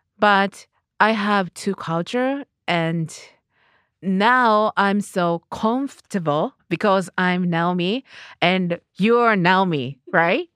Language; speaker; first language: English; non-native, learner; Japanese